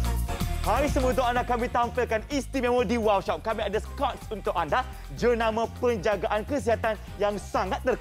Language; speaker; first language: Malay; native; Malay